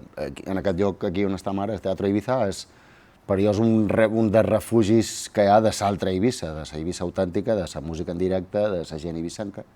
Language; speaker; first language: Catalan; native; Catalan